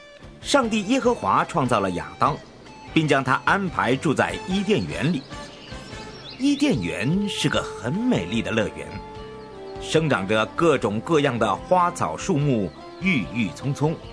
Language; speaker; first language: Chinese; native; Chinese